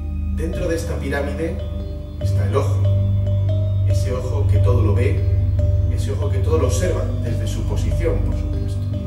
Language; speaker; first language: Spanish; native; Spanish